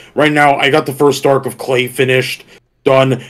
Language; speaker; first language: English; native; English